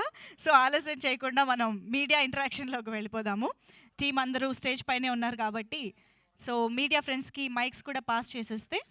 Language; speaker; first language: Telugu; native; Telugu